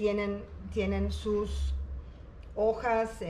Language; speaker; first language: Spanish; non-native, learner; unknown